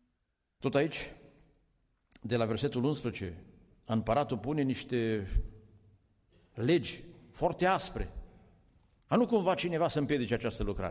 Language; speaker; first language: Romanian; native; Romanian